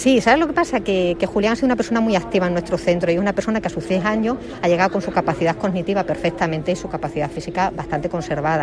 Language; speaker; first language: Spanish; native; Spanish